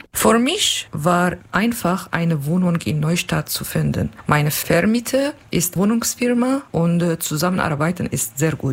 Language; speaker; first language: German; non-native, learner; Kurdish